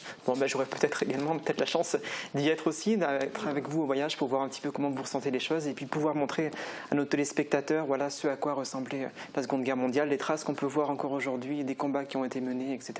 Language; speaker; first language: French; native; French